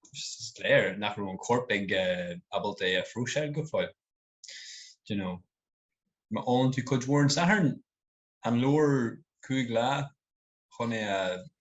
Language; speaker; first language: Irish; native; Irish